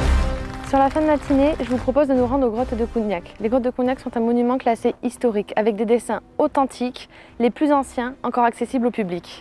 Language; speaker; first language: French; native; French